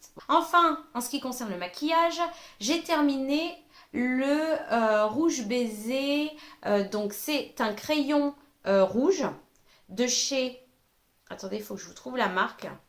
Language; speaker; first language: French; native; French